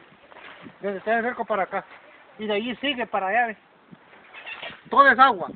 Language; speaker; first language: Spanish; non-native, learner; English